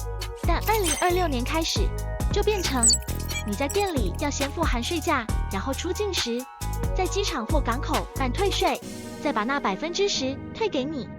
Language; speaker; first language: Chinese; native; Chinese